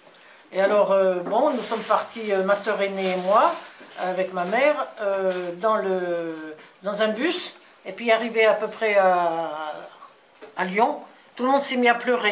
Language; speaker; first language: French; native; French